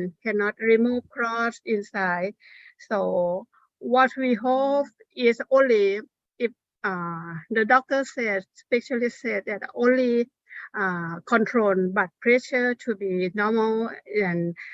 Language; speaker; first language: English; non-native, learner; Thai